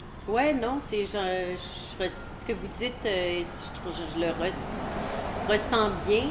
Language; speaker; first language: French; native; French